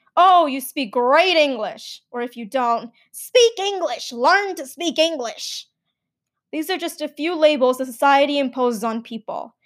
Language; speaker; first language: English; early bilingual, other home language; Gujarati